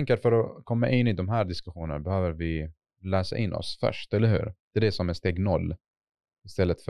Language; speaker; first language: Swedish; non-native, fluent; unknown